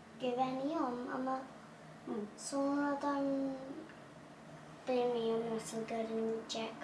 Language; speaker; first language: Turkish; early bilingual, heritage; English